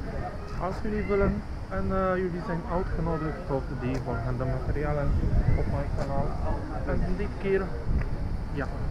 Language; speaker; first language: Dutch; non-native, learner; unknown